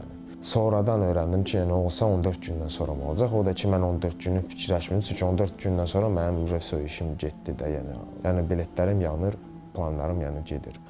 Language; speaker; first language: Azerbaijani; early bilingual, heritage; Azerbaijani